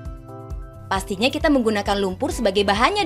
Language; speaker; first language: Indonesian; native; Indonesian